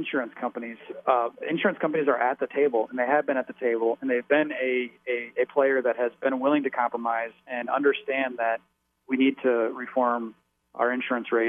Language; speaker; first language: English; native; English